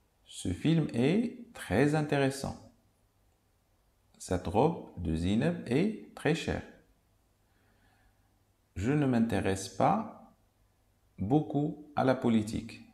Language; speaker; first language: French; non-native, local second language; Arabic